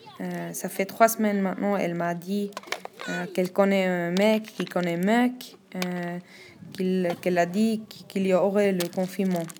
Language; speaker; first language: French; non-native, learner; German